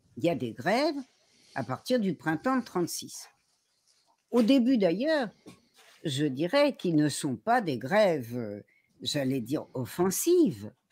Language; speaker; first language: French; native; French